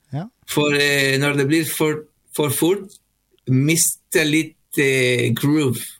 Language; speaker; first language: Norwegian; non-native, learner; Spanish